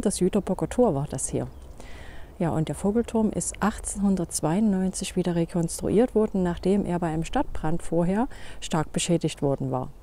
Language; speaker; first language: German; native; German